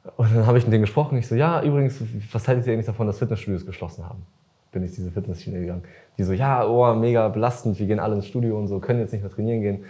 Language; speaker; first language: German; early bilingual, other home language; Russian